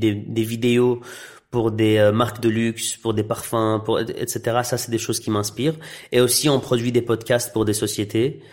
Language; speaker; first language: French; non-native, local second language; Arabic